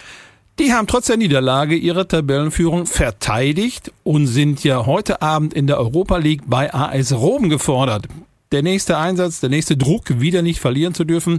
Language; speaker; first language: German; native; German